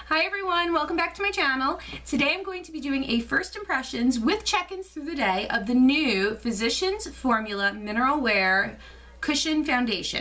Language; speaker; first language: English; native; English